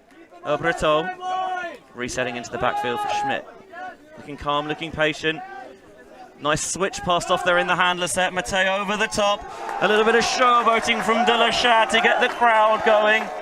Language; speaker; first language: English; native; English